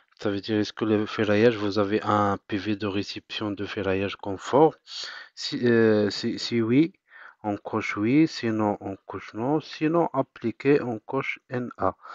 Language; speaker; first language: French; non-native, local second language; Arabic